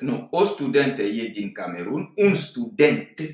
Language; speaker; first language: Romanian; non-native, fluent; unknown